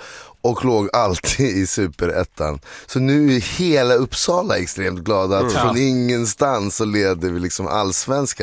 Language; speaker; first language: Swedish; native; Swedish